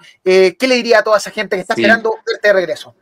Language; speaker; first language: Spanish; native; Spanish